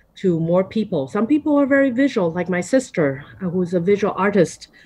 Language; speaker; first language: English; non-native, fluent; Chinese